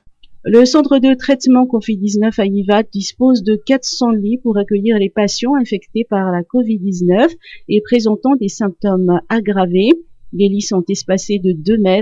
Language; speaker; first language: French; non-native, local second language; Malagasy